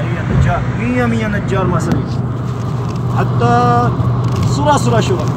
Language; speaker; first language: Arabic; non-native, learner; Urdu